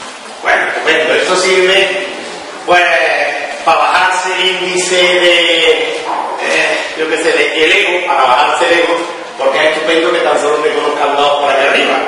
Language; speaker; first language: Spanish; native; Spanish